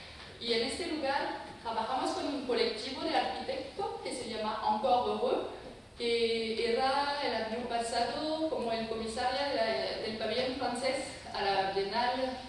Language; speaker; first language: Spanish; non-native, fluent; French